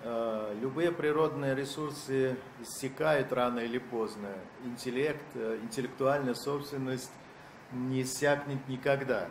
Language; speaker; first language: Russian; native; Russian